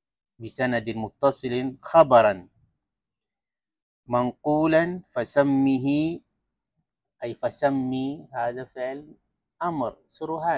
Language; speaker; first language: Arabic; non-native, fluent; Malay